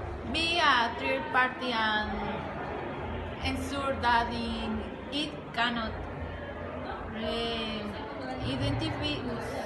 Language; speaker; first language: English; non-native, learner; Spanish